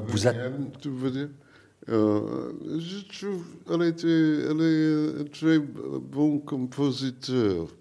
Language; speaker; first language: French; non-native, learner; English